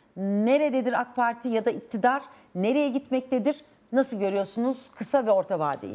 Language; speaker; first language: Turkish; native; Turkish